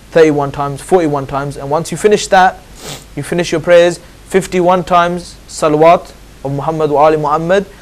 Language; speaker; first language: English; native; English